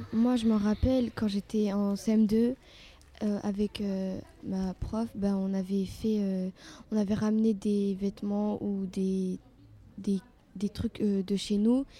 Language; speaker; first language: French; early bilingual, other home language; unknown